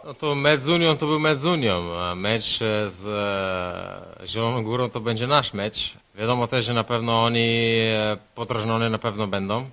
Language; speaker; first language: Polish; non-native, fluent; Slovenian